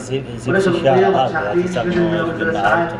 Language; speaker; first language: German; non-native, fluent; Arabic